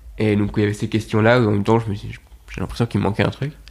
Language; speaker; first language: French; native; French